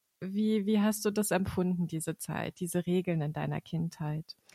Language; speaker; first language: German; native; German